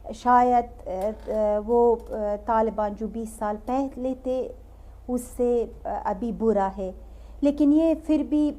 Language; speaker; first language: Hindi; non-native, learner; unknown